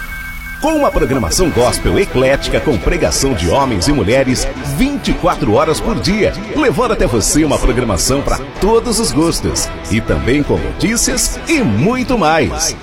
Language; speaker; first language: Portuguese; native; Portuguese